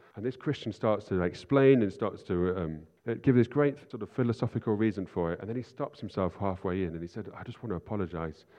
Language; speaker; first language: English; native; English